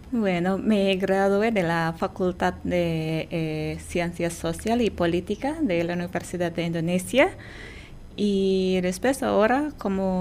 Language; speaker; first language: Spanish; non-native, fluent; Indonesian